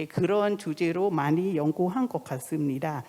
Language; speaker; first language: Korean; non-native, fluent; Thai